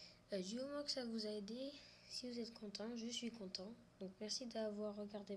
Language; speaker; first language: French; native; French